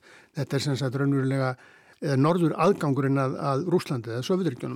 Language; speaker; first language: Icelandic; native; Icelandic